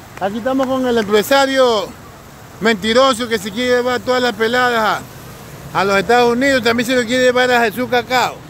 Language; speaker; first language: Spanish; native; Spanish